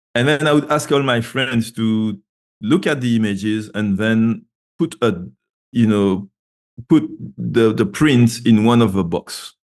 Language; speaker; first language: English; non-native, fluent; French